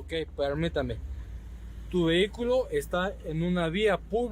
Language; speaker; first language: Spanish; native; Spanish